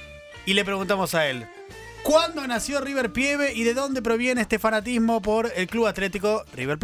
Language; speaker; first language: Spanish; native; Spanish